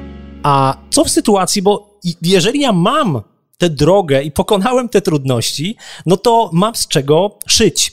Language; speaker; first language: Polish; native; Polish